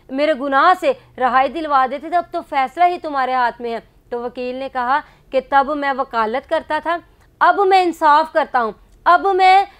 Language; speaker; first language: Urdu; non-native, local second language; Punjabi